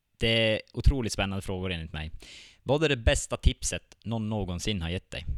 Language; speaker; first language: Swedish; native; Swedish